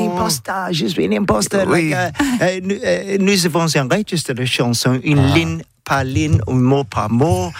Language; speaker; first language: French; non-native, learner; English